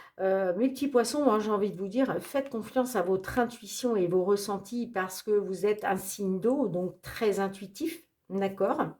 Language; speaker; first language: French; native; French